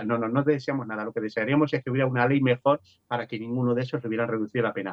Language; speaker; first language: Spanish; native; Spanish